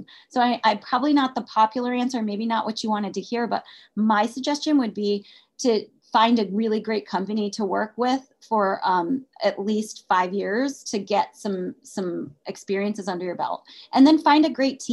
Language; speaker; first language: English; native; English